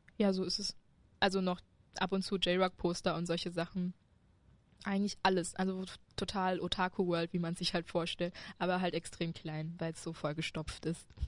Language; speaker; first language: German; early bilingual, other home language; Chinese